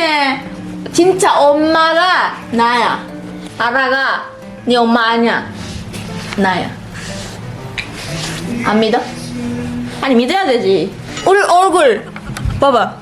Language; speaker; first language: Korean; non-native, fluent; Filipino